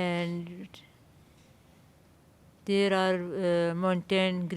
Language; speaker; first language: English; non-native, learner; Urdu